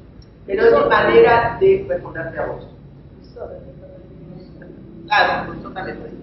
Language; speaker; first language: Spanish; native; Spanish